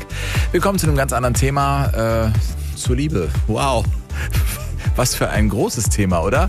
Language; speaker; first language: German; native; German